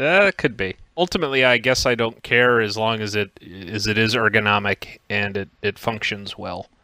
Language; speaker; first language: English; native; English